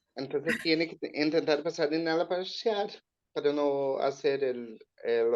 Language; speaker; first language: Spanish; non-native, learner; Portuguese